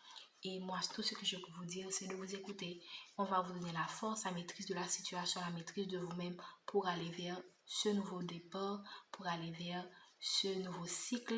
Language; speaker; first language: French; native; French